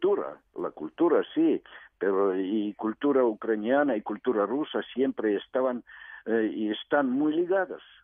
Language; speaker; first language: Spanish; non-native, fluent; Russian